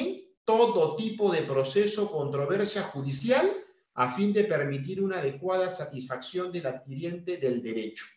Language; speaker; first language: Spanish; native; Spanish